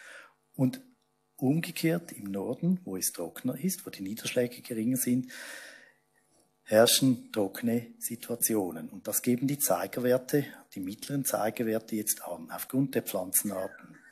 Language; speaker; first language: German; native; German